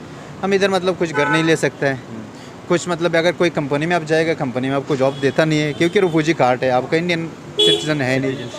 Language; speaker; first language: Hindi; non-native, learner; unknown